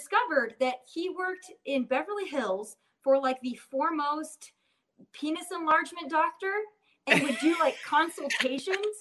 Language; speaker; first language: English; native; English